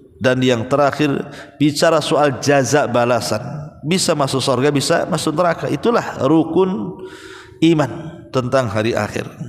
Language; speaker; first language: Malay; native; Malay